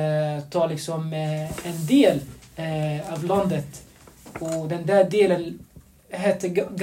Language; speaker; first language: Swedish; non-native, fluent; Arabic